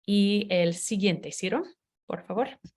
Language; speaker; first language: Spanish; non-native, learner; English